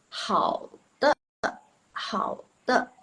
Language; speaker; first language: Chinese; non-native, local second language; Indonesian